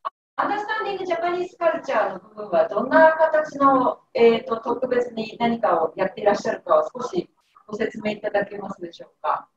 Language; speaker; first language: Japanese; native; Japanese